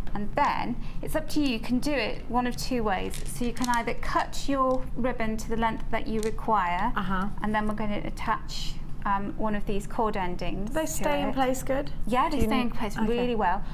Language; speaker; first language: English; native; English